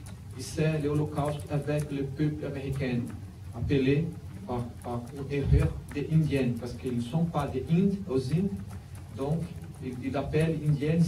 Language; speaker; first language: French; non-native, learner; Portuguese